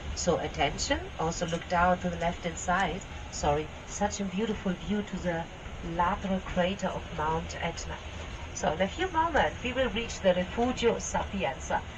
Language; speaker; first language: English; non-native, fluent; Italian